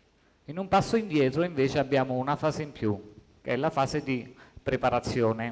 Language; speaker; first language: Italian; native; Italian